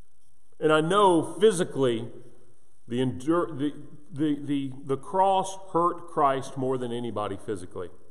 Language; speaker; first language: English; native; English